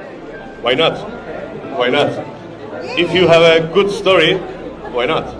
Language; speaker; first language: English; non-native, learner; Turkish